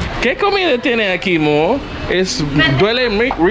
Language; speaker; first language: Spanish; non-native, learner; English